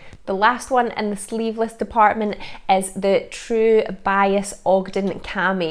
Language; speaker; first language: English; native; English